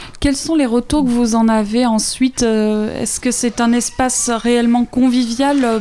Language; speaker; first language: French; native; French